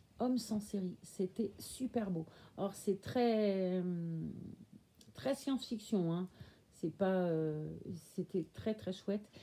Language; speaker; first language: French; native; French